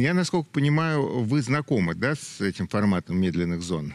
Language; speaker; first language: Russian; native; Russian